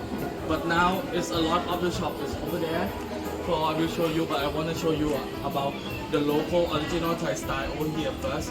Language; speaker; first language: English; non-native, fluent; Thai